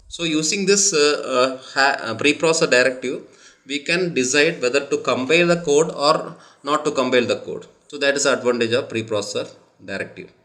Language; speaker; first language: English; non-native, local second language; Tamil